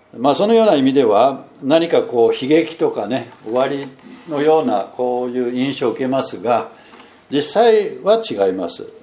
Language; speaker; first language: Japanese; non-native, fluent; English